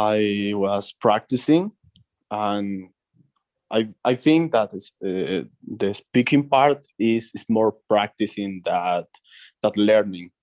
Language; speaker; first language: English; non-native, learner; Spanish